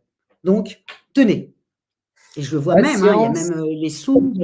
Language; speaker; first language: French; native; French